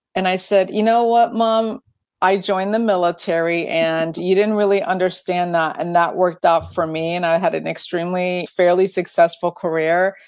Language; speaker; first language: English; native; English